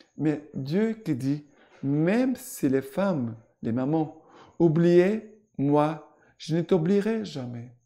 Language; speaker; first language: French; non-native, fluent; Portuguese